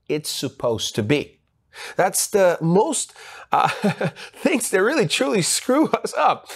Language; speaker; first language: English; non-native, fluent; Ukrainian